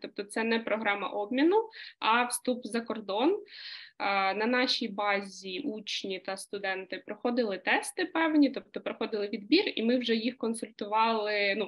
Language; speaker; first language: Ukrainian; native; Ukrainian